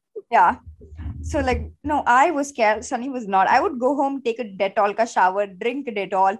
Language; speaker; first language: English; non-native, local second language; Hindi